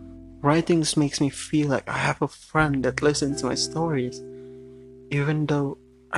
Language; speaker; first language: English; non-native, fluent; Indonesian